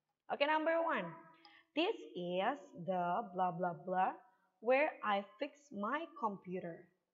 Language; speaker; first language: English; non-native, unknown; Indonesian